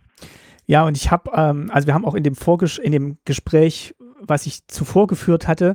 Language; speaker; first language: German; native; German